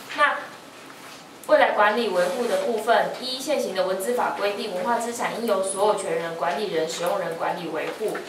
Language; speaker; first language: Chinese; native; Chinese